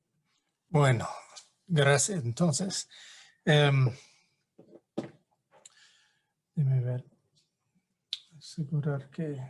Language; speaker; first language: Spanish; non-native, fluent; English